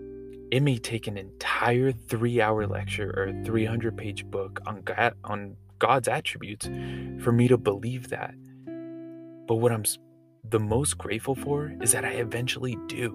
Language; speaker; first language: English; native; English